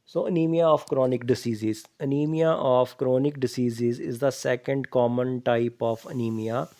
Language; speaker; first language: English; non-native, local second language; Punjabi